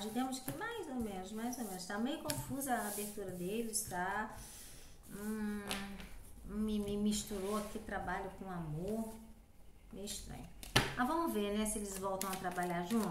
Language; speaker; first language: Portuguese; native; Portuguese